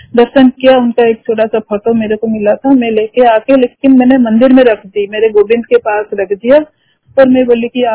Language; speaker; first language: Hindi; non-native, local second language; Odia